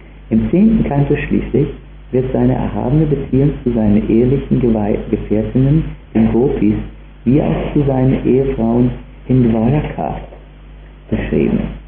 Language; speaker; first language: German; native; German